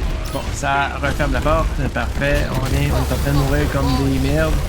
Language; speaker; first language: French; native; French